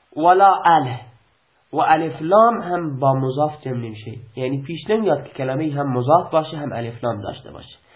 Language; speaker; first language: Persian; non-native, local second language; Baluchi